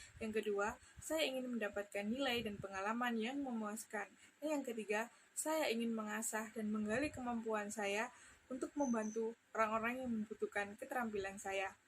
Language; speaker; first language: Indonesian; native; Indonesian